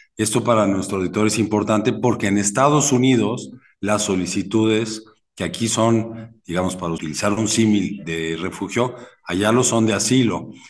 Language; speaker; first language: Spanish; native; Spanish